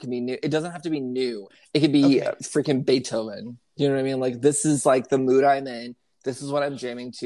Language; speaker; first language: English; native; English